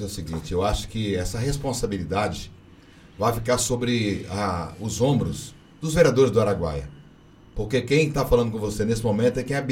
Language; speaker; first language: Portuguese; native; Portuguese